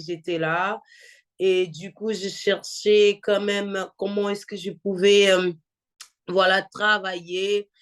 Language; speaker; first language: French; non-native, fluent; Portuguese